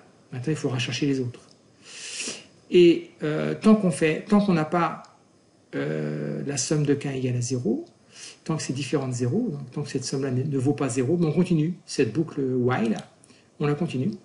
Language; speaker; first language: French; native; French